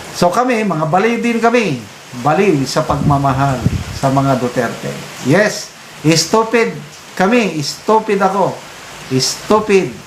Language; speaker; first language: Filipino; non-native, local second language; Cebuano